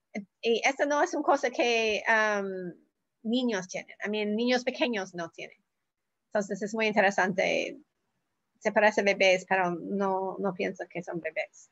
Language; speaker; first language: Spanish; non-native, learner; English